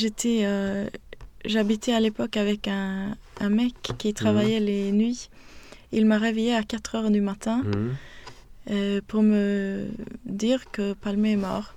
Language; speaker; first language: French; non-native, fluent; Swedish